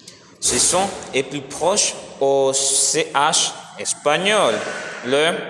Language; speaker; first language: French; non-native, learner; Spanish